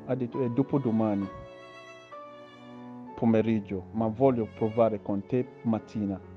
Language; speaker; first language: Italian; non-native, learner; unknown